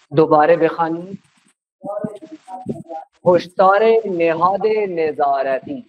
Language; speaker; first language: Persian; non-native, fluent; Urdu